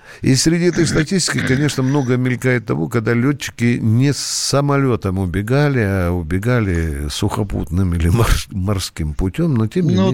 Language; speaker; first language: Russian; native; Russian